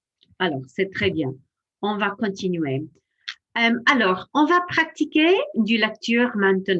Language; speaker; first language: French; non-native, fluent; English